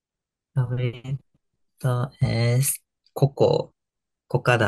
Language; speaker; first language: Spanish; non-native, learner; Japanese